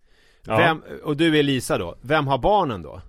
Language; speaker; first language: Swedish; native; Swedish